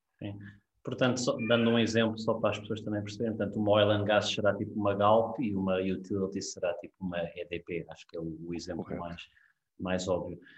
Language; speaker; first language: Portuguese; native; Portuguese